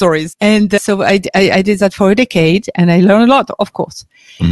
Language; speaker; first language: English; non-native, fluent; French